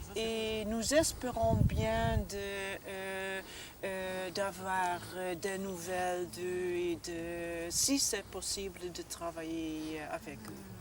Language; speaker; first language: French; non-native, learner; Dutch